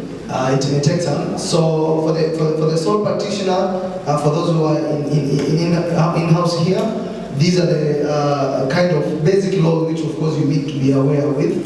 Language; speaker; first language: English; non-native, local second language; Swahili